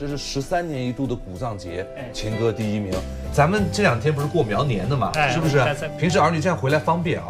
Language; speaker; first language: Chinese; native; Chinese